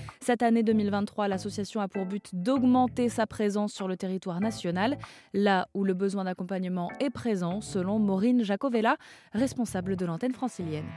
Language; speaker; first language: French; native; French